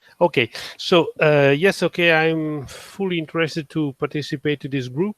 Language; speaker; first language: English; non-native, fluent; Italian